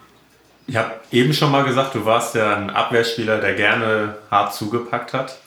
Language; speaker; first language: German; native; German